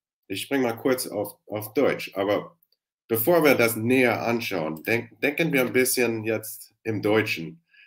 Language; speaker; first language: German; non-native, fluent; English